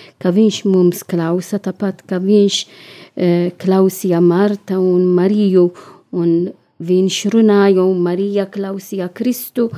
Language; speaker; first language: Latvian; non-native, learner; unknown